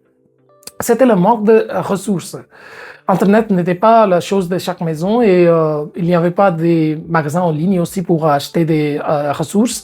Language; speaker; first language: French; non-native, fluent; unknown